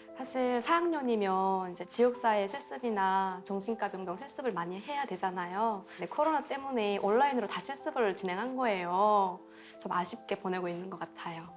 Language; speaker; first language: Korean; native; Korean